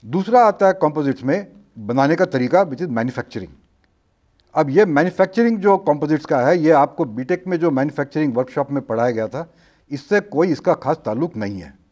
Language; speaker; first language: Hindi; non-native, local second language; Marathi